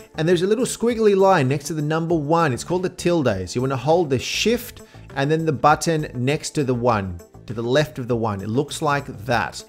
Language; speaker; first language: English; native; English